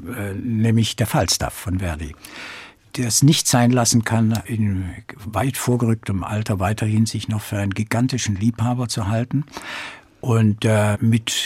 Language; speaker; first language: German; native; German